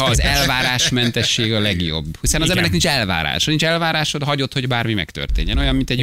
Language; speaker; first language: Hungarian; native; Hungarian